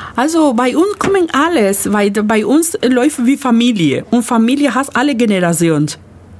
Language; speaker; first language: German; non-native, learner; Spanish